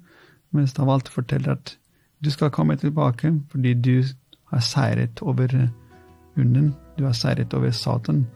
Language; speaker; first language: Norwegian; non-native, fluent; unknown